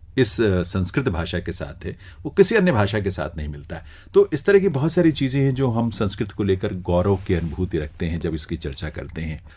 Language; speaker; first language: Hindi; native; Hindi